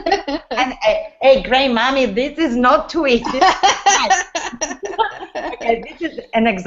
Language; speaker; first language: English; non-native, learner; Italian